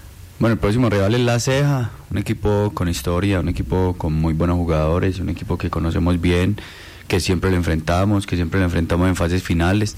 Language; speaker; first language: Spanish; native; Spanish